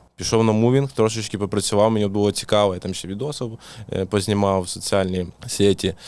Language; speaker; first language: Ukrainian; non-native, local second language; Russian